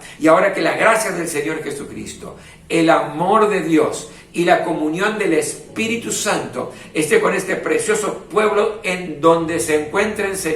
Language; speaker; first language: Spanish; native; Spanish